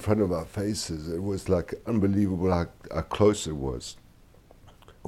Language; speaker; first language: English; native; English